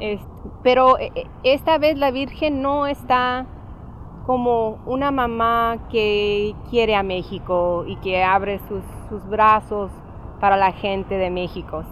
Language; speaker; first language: Spanish; early bilingual, heritage; English